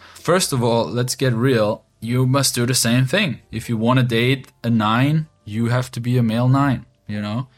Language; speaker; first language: English; non-native, fluent; German